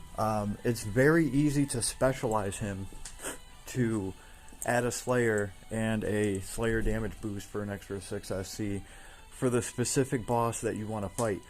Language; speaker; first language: English; native; English